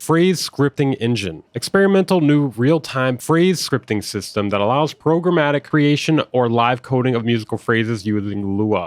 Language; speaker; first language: English; native; English